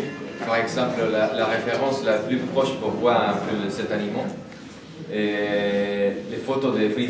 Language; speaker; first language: French; non-native, fluent; Spanish